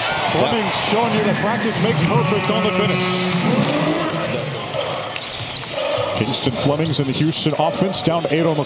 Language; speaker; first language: English; native; English